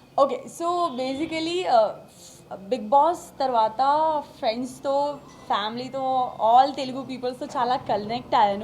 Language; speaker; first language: Telugu; non-native, learner; Gujarati